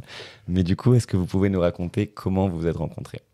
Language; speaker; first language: French; native; French